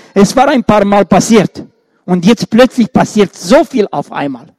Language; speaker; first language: German; non-native, fluent; Romanian